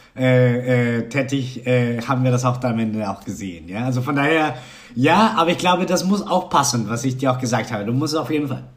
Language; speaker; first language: German; non-native, fluent; Spanish